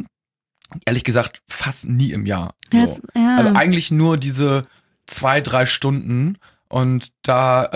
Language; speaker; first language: German; native; German